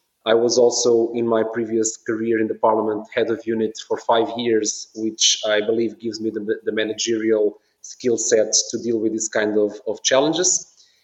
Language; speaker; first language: English; non-native, fluent; Portuguese